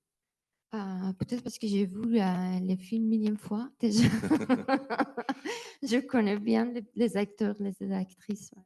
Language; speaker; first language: French; non-native, learner; Persian